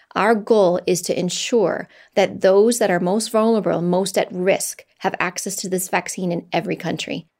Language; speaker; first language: English; native; English